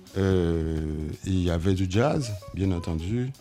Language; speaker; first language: French; native; French